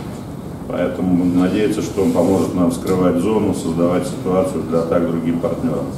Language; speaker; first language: Russian; native; Russian